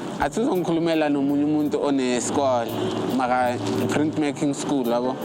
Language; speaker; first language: Zulu; native; Zulu